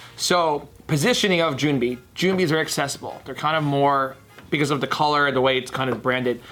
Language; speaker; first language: English; native; English